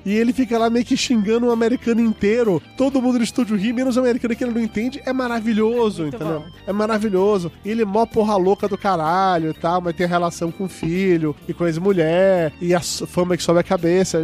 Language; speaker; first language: Portuguese; native; Portuguese